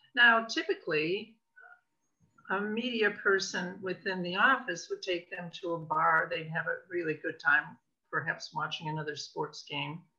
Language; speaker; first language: English; native; English